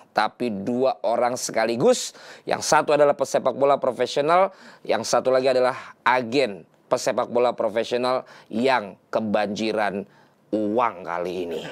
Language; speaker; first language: Indonesian; native; Indonesian